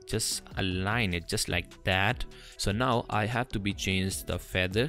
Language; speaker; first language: English; non-native, fluent; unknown